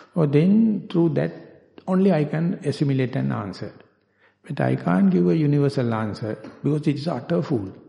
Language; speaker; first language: English; non-native, local second language; Sinhala